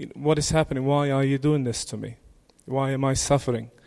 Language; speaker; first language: English; non-native, fluent; Turkish